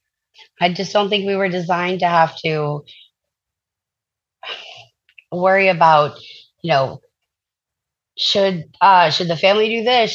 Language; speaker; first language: English; native; English